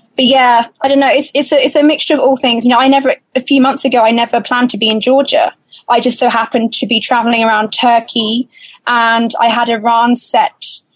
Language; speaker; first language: English; native; English